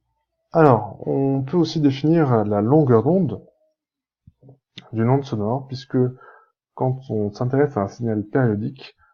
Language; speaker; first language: French; native; French